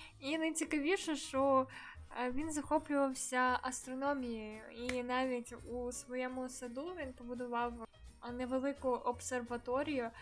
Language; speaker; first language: Ukrainian; native; Ukrainian